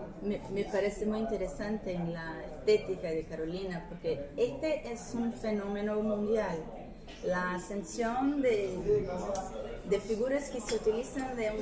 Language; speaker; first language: Spanish; non-native, fluent; Portuguese